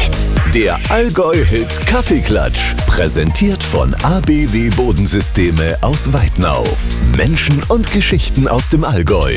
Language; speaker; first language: German; native; German